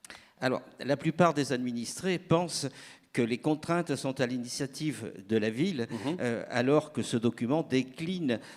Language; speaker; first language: French; native; French